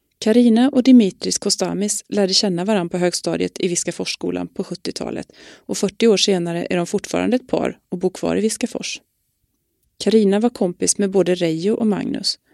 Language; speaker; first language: Swedish; native; Swedish